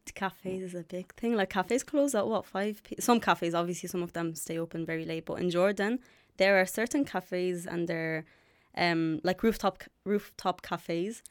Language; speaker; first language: English; native; English